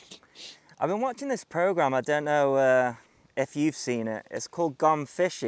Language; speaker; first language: English; native; English